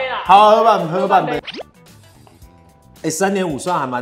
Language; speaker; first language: Chinese; native; Chinese